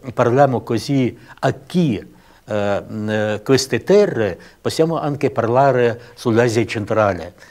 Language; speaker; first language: Italian; non-native, learner; Russian